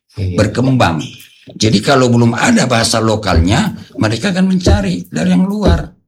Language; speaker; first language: Indonesian; non-native, local second language; Batak Toba